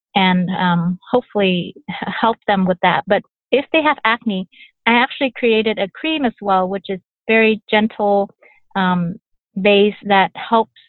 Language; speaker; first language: English; early bilingual, other home language; Vietnamese